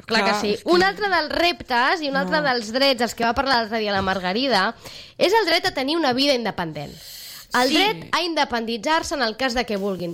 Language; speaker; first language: Catalan; native; Catalan